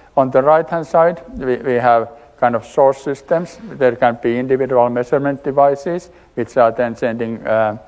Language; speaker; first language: English; non-native, fluent; Finnish